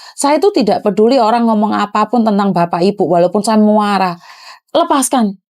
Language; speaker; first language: Indonesian; non-native, local second language; Javanese